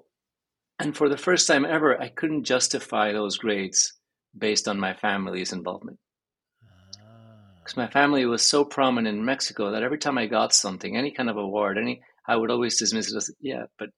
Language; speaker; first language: English; early bilingual, other home language; Spanish